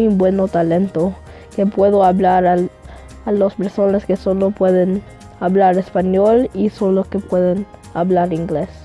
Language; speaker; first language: Spanish; non-native, learner; English